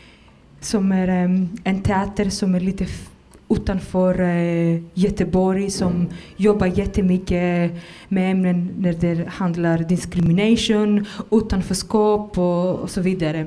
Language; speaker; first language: Swedish; non-native, fluent; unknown